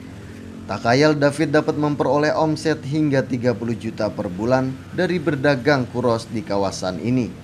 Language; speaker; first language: Indonesian; native; Indonesian